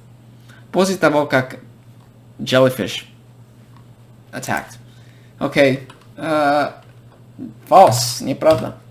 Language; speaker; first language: Russian; non-native, fluent; English